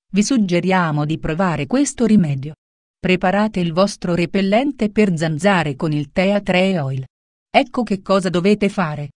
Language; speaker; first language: Italian; native; Italian